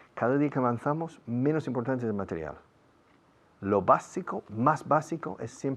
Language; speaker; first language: Spanish; non-native, fluent; English